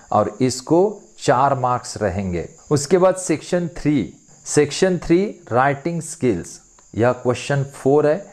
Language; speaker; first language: Hindi; non-native, local second language; Marathi